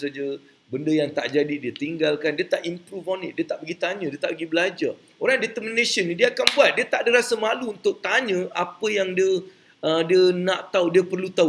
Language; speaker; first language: Malay; native; Malay